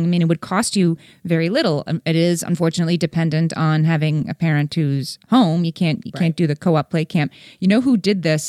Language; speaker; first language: English; native; English